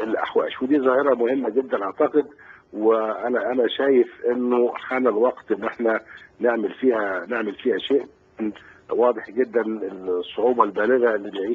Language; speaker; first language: Arabic; native; Arabic